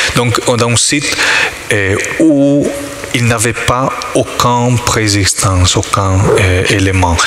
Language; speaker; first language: French; non-native, learner; Italian